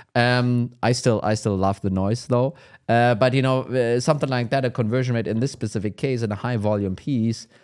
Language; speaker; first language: English; non-native, fluent; German